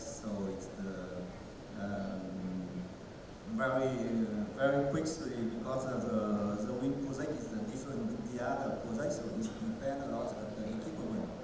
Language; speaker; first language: English; non-native, learner; Vietnamese